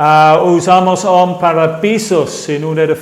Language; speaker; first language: Spanish; non-native, fluent; English